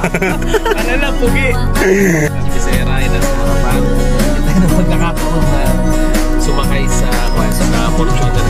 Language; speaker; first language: Filipino; non-native, local second language; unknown